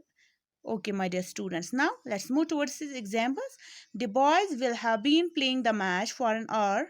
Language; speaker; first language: English; non-native, local second language; Urdu